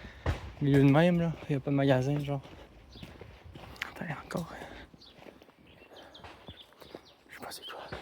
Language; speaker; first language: French; native; French